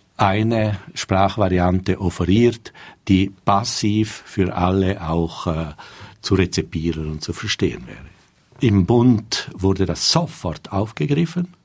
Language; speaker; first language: German; non-native, local second language; Romansh